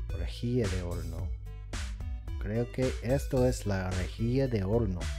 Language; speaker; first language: Spanish; non-native, learner; English